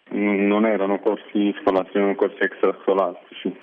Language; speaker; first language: Italian; early bilingual, other home language; Arabic